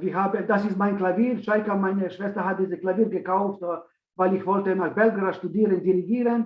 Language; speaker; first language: German; non-native, learner; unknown